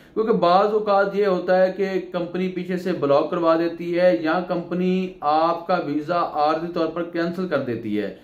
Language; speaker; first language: Urdu; non-native, local second language; Punjabi